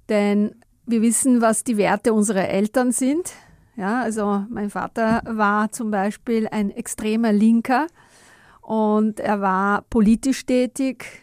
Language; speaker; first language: German; non-native, fluent; Italian